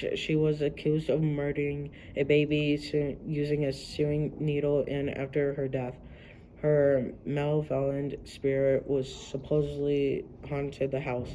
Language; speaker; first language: English; native; English